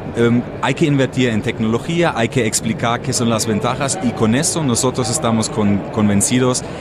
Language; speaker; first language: Spanish; non-native, fluent; German